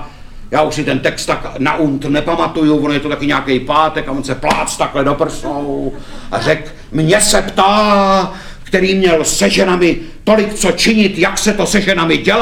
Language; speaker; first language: Czech; native; Czech